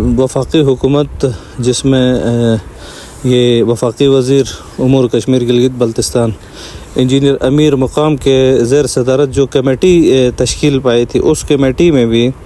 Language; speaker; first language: Urdu; non-native, local second language; Shina